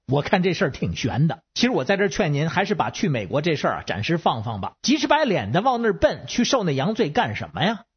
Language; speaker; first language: Chinese; native; Chinese